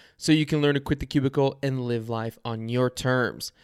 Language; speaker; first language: English; early bilingual, other home language; Bulgarian